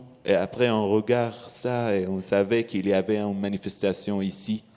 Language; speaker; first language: French; non-native, learner; Arabic